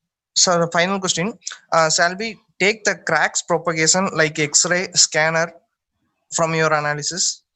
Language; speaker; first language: English; non-native, local second language; Tamil